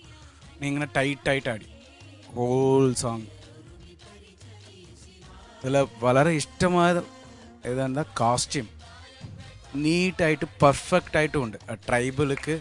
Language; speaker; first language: Malayalam; non-native, learner; Tamil